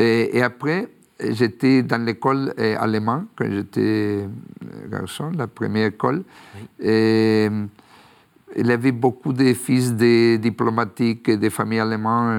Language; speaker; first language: French; non-native, fluent; Spanish